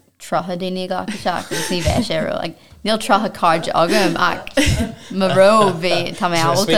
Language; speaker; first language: Irish; non-native, local second language; English